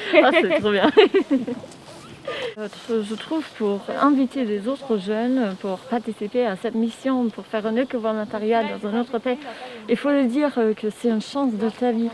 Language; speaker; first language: French; non-native, learner; German